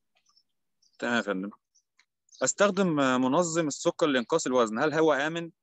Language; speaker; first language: Arabic; native; Arabic